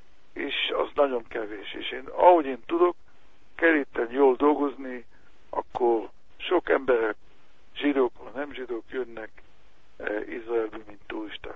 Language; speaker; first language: Hungarian; non-native, learner; Hebrew